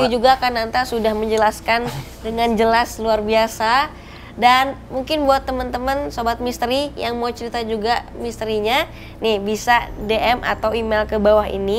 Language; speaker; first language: Indonesian; native; Indonesian